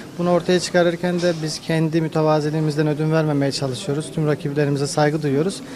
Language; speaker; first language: Turkish; native; Turkish